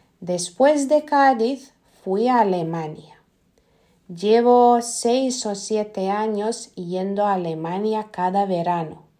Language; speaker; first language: Spanish; non-native, fluent; Lithuanian